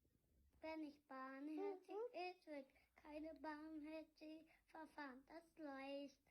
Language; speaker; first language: German; early bilingual, other home language; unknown